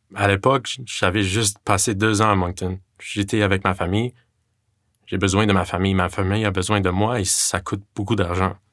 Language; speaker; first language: French; non-native, fluent; English